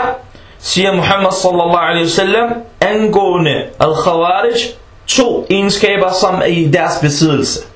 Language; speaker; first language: Danish; early bilingual, other home language; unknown